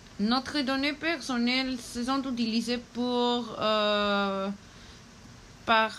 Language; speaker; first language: French; non-native, learner; Spanish